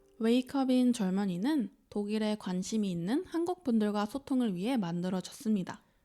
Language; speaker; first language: Korean; native; Korean